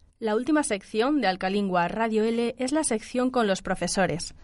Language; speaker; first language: Spanish; native; Spanish